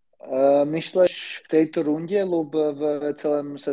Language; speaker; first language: Polish; non-native, learner; Slovak